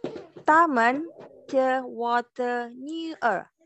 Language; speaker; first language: Chinese; non-native, learner; Malay